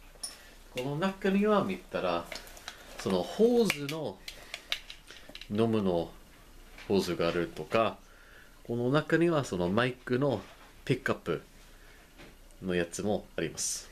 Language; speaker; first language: Japanese; non-native, learner; English